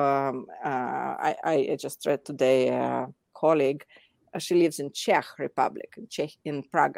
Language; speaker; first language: English; non-native, fluent; Russian